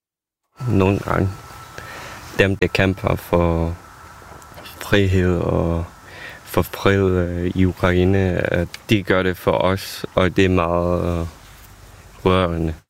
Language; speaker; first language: Danish; non-native, fluent; Ukrainian